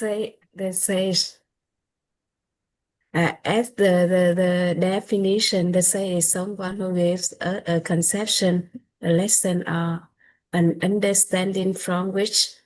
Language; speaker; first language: English; non-native, learner; Vietnamese